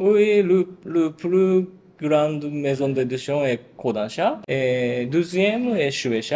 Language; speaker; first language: French; non-native, learner; Japanese